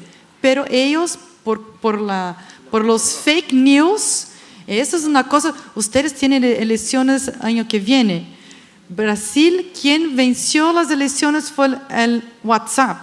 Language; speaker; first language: Spanish; non-native, fluent; Portuguese